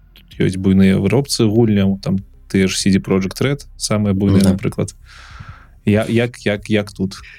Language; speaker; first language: Belarusian; non-native, local second language; Russian